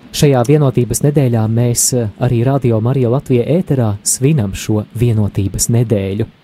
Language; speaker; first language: Latvian; native; Latvian